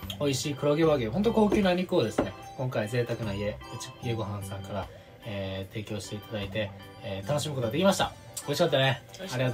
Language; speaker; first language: Japanese; native; Japanese